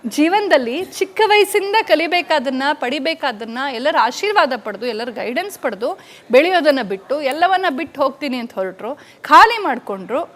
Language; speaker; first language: Kannada; native; Kannada